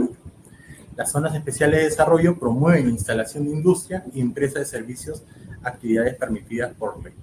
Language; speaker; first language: Spanish; native; Spanish